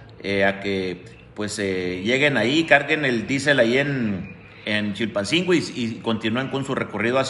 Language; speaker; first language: Spanish; native; Spanish